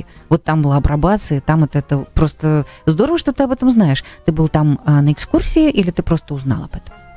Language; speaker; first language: Russian; native; Russian